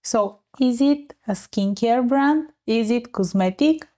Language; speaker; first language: English; non-native, fluent; Bulgarian